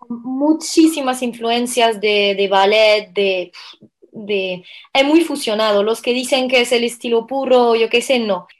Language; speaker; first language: Spanish; non-native, fluent; French